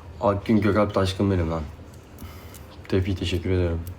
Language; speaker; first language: Turkish; native; Turkish